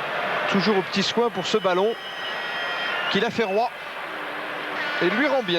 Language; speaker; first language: French; native; French